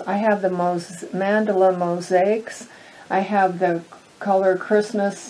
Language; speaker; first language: English; native; English